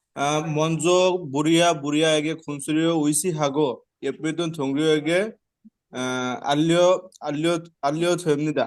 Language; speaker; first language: Korean; non-native, learner; Bangla